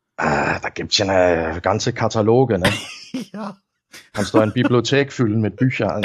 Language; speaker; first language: German; non-native, fluent; Danish